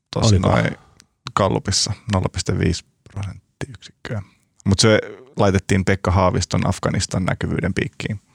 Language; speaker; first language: Finnish; native; Finnish